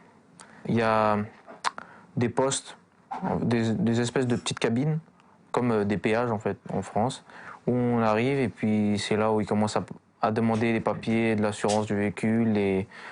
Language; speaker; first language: French; early bilingual, other home language; Kurdish